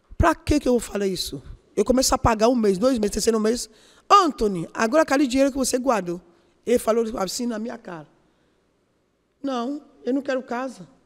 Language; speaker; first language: Portuguese; non-native, learner; Yoruba